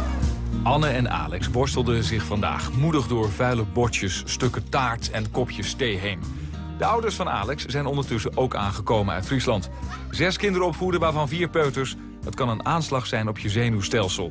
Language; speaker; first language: Dutch; native; Dutch